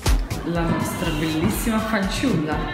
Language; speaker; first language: Italian; non-native, fluent; Russian